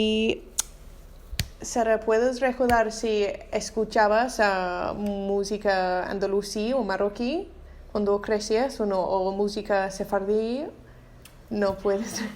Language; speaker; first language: Spanish; non-native, learner; English